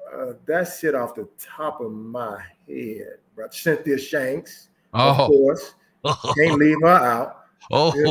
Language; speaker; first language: English; native; English